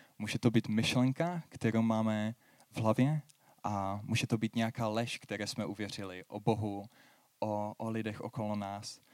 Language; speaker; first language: Czech; native; Czech